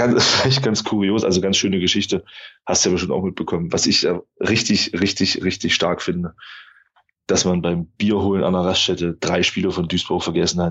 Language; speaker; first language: German; native; German